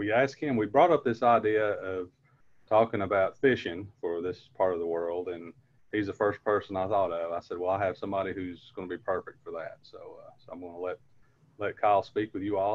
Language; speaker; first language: English; native; English